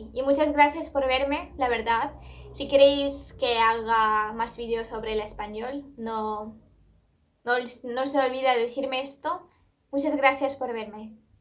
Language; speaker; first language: Spanish; non-native, fluent; Turkish